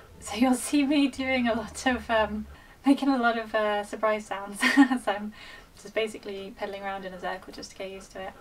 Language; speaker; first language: English; native; English